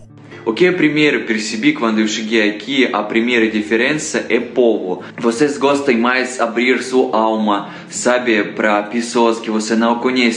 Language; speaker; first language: Portuguese; non-native, fluent; Russian